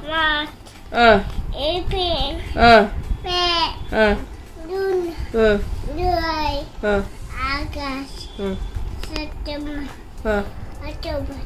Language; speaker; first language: English; non-native, learner; Kannada